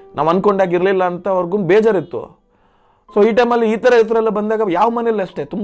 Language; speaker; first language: Kannada; non-native, local second language; Tulu